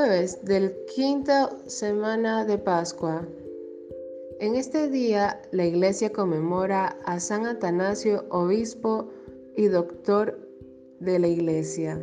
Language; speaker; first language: Spanish; native; Spanish